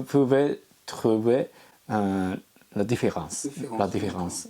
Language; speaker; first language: French; non-native, learner; Japanese